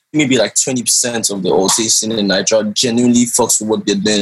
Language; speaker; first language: English; non-native, local second language; Yoruba